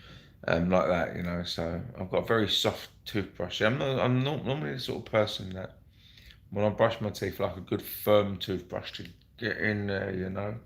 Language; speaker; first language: English; native; English